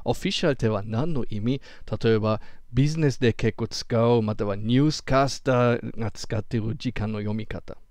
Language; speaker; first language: Japanese; non-native, fluent; German